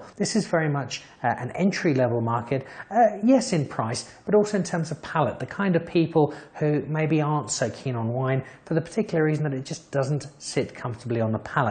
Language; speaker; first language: English; native; English